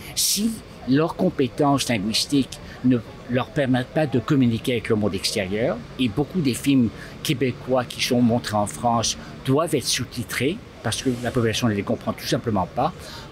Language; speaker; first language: French; non-native, local second language; English